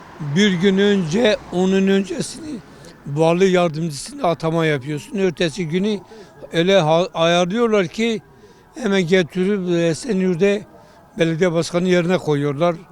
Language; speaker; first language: Turkish; non-native, local second language; Kurdish